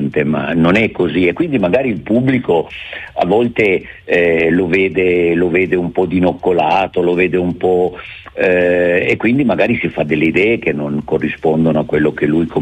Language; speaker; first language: Italian; native; Italian